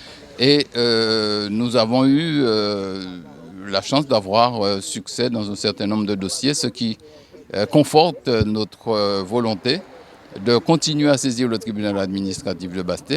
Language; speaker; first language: French; native; French